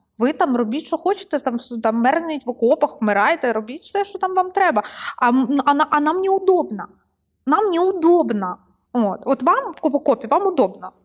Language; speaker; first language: Ukrainian; non-native, local second language; Russian